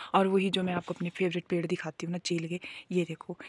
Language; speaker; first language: Hindi; native; Hindi